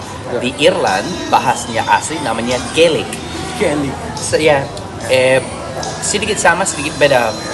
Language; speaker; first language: Indonesian; non-native, fluent; English